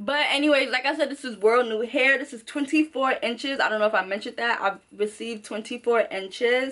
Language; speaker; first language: English; native; English